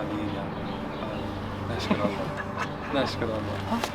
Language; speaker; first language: Arabic; non-native, learner; English